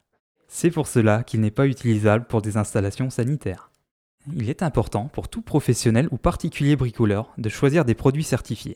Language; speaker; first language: French; native; French